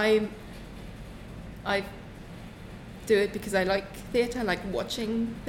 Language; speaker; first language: English; non-native, fluent; German